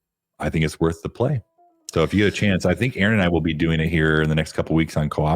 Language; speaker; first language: English; native; English